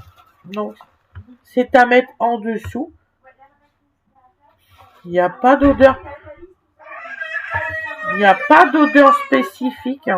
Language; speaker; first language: French; native; French